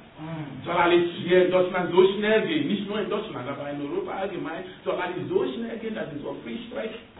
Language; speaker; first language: German; non-native, learner; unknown